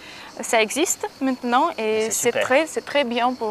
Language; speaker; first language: French; non-native, fluent; Russian